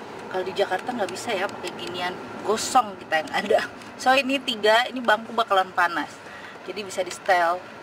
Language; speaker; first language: Indonesian; early bilingual, heritage; Indonesian